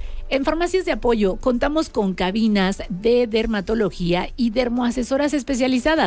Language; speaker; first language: Spanish; native; Spanish